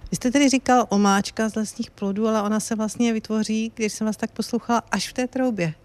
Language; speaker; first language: Czech; native; Czech